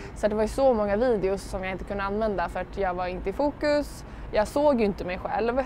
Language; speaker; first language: Swedish; native; Swedish